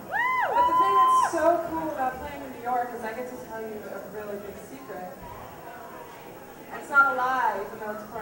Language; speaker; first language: English; native; English